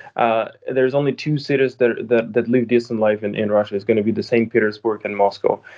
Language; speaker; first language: English; non-native, fluent; Ukrainian